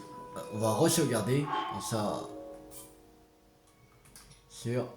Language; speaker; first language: French; native; French